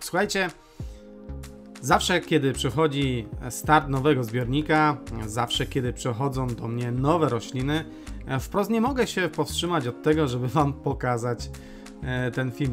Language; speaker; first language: Polish; native; Polish